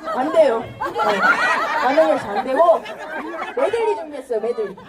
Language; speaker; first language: Korean; native; Korean